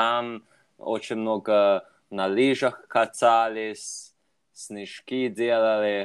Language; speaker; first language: Russian; non-native, fluent; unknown